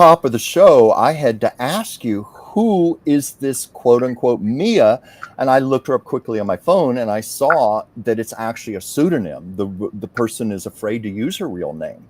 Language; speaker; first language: English; native; English